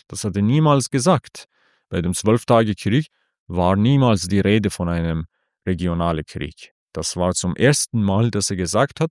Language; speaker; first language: German; non-native, fluent; Persian